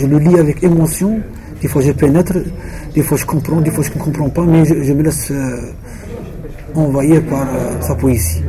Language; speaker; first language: French; non-native, local second language; Arabic